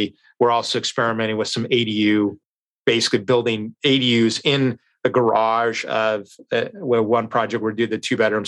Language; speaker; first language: English; native; English